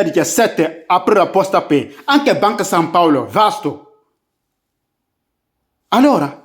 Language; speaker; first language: Italian; non-native, learner; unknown